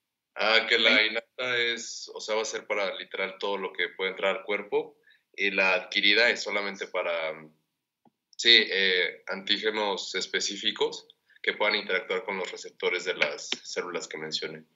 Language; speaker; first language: Spanish; native; Spanish